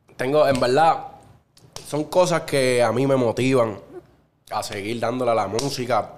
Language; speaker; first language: Spanish; native; Spanish